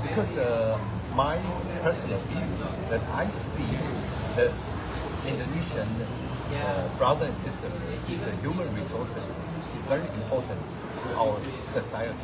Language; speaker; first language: English; non-native, fluent; Chinese